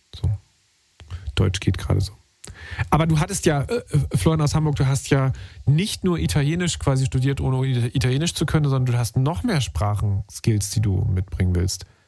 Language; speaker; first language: German; native; German